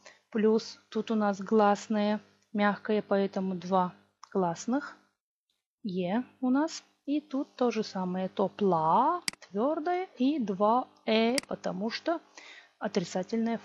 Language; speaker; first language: Russian; non-native, local second language; Gagauz